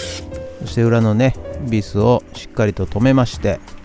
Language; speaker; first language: Japanese; native; Japanese